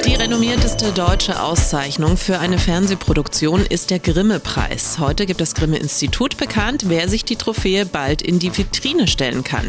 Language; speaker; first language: German; native; German